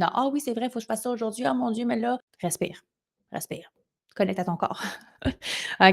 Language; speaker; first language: French; native; French